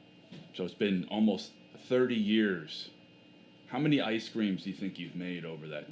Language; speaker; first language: English; native; English